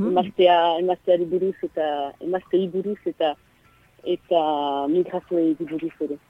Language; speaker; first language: Basque; non-native, local second language; French